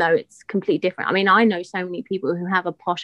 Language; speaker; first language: English; native; English